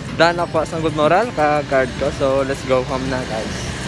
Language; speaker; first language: Filipino; native; Filipino